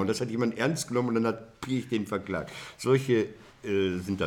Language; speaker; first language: German; native; German